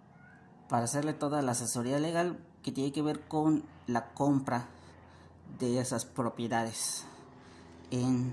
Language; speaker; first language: Spanish; native; Spanish